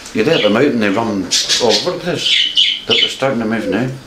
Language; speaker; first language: English; native; English